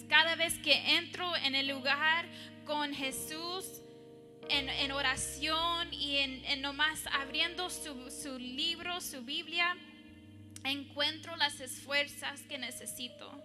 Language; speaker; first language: Spanish; early bilingual, heritage; English